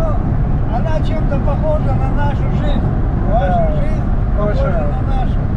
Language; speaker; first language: Russian; non-native, local second language; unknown